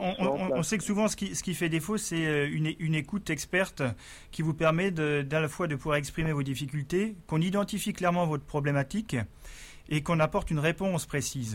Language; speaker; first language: French; native; French